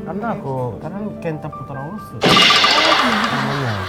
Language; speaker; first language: Indonesian; non-native, learner; Japanese